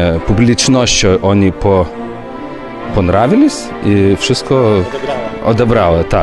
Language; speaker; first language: Polish; non-native, fluent; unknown